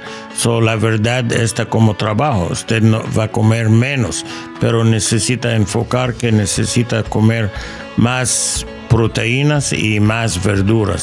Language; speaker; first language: Spanish; non-native, learner; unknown